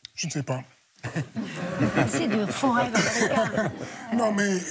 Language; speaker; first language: French; non-native, fluent; English